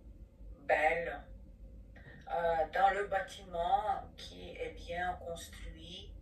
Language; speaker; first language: French; non-native, fluent; Ukrainian